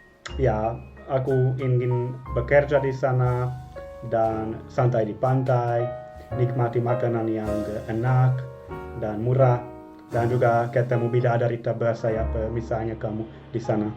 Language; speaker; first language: Indonesian; non-native, fluent; Hungarian